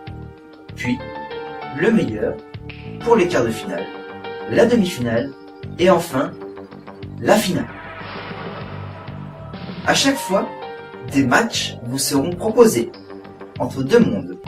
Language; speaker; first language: French; native; French